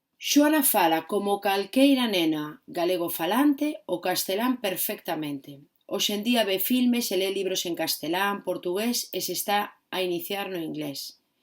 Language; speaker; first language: Galician; non-native, local second language; Spanish